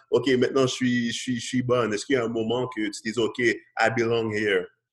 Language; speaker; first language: French; native; French